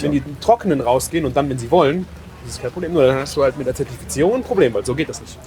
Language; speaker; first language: German; native; German